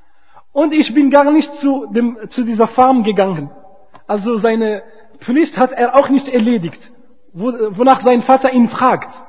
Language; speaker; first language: German; non-native, fluent; Arabic